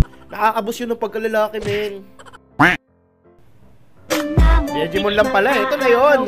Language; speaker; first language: Filipino; native; Filipino